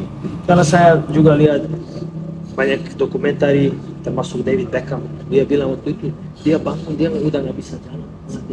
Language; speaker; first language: Indonesian; non-native, fluent; Serbian